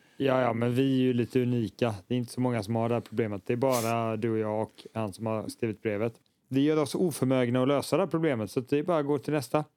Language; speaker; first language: Swedish; native; Swedish